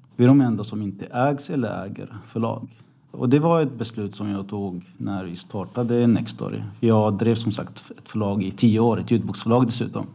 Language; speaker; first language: Swedish; early bilingual, other home language; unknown